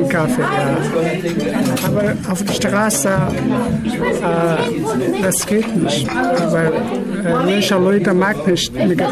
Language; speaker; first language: German; non-native, learner; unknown